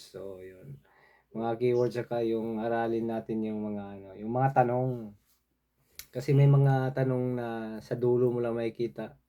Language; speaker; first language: Filipino; non-native, local second language; Cebuano